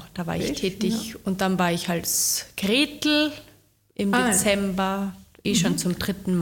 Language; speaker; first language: German; native; German